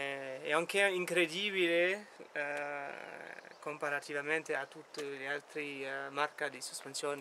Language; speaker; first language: Italian; non-native, fluent; French